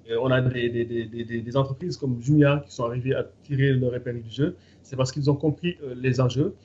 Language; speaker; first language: French; non-native, local second language; Fula